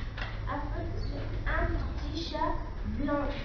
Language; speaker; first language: French; non-native, learner; Arabic